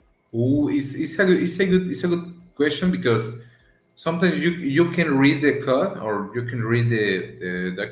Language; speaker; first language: English; non-native, learner; Spanish